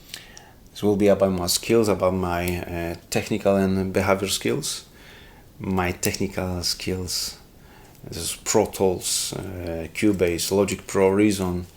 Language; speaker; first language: English; non-native, learner; Polish